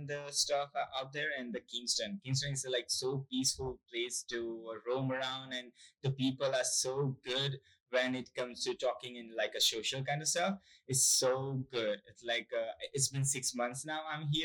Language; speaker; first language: English; non-native, local second language; Gujarati